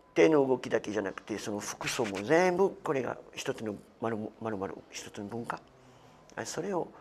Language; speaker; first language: Japanese; non-native, fluent; French